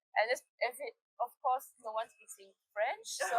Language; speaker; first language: English; non-native, learner; French